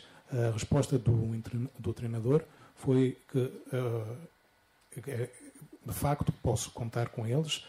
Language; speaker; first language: Portuguese; non-native, fluent; Greek